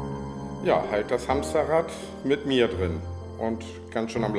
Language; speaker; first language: German; native; German